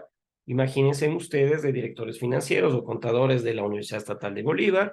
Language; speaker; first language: Spanish; native; Spanish